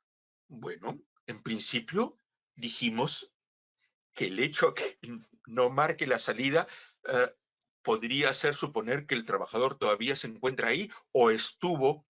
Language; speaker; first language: Spanish; native; Spanish